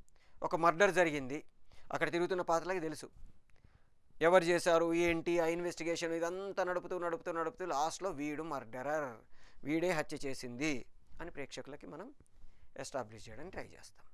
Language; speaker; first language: Telugu; native; Telugu